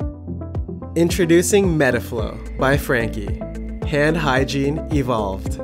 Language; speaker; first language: English; native; English